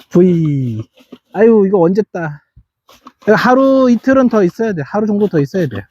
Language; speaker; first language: Korean; native; Korean